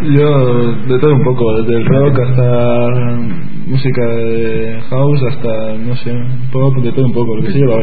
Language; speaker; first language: Spanish; native; Spanish